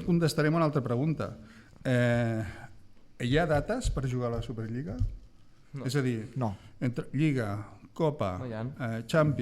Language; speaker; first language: Catalan; native; Catalan